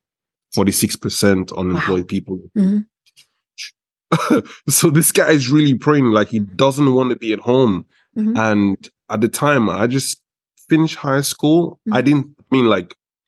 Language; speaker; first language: English; non-native, local second language; Yoruba